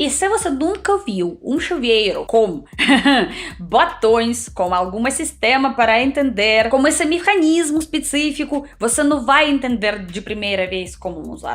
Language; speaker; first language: Portuguese; non-native, fluent; Russian